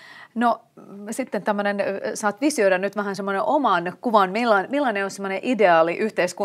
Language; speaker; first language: Finnish; native; Finnish